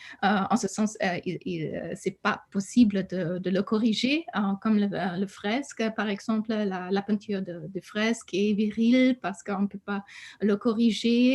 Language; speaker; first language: French; non-native, fluent; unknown